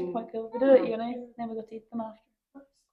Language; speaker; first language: English; native; English